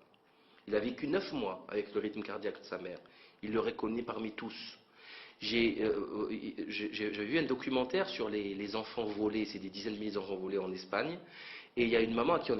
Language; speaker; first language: French; native; French